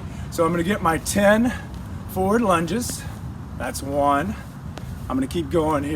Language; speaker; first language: English; native; English